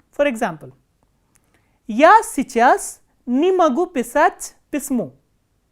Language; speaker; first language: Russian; non-native, fluent; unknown